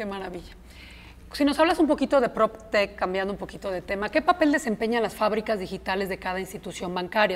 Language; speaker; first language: Spanish; native; Spanish